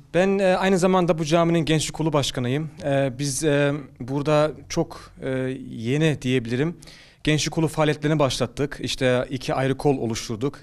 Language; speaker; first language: Turkish; early bilingual, heritage; Turkish